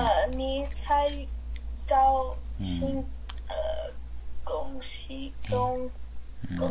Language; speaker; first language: Chinese; non-native, learner; English